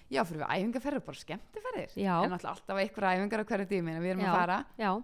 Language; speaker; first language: Icelandic; early bilingual, heritage; Icelandic